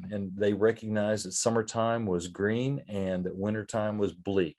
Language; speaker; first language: English; native; English